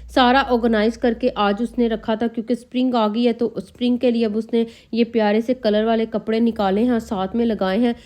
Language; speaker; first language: Urdu; non-native, local second language; Punjabi